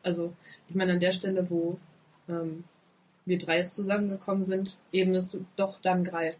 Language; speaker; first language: German; native; German